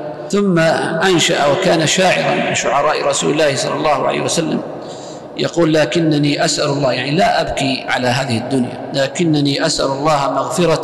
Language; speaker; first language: Arabic; native; Arabic